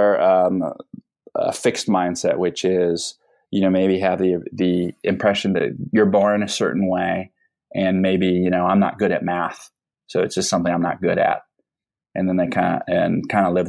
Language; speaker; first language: English; native; English